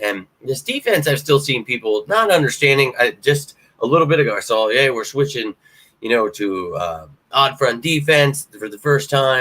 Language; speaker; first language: English; native; English